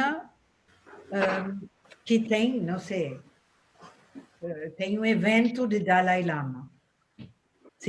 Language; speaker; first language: Portuguese; non-native, fluent; German